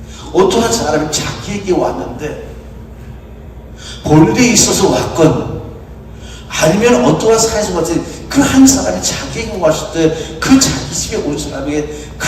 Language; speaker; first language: Korean; native; Korean